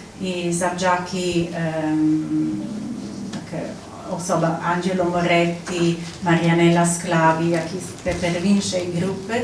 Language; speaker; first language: Ukrainian; non-native, learner; Polish